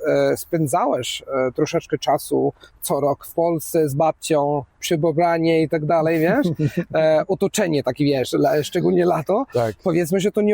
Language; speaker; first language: Polish; non-native, fluent; Italian